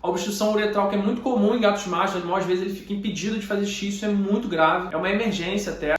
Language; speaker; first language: Portuguese; native; Portuguese